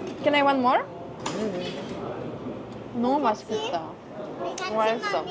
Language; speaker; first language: English; non-native, fluent; Czech